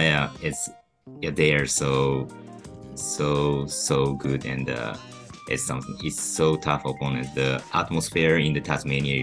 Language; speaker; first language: English; non-native, learner; Japanese